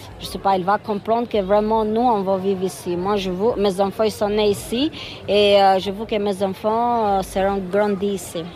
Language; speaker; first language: French; non-native, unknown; Albanian